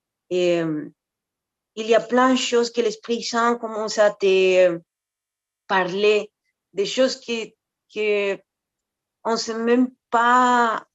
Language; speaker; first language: French; non-native, fluent; Spanish